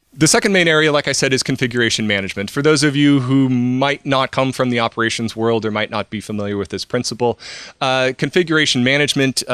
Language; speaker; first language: English; native; English